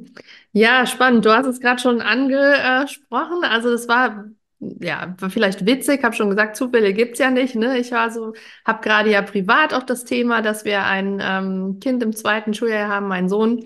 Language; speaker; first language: German; native; German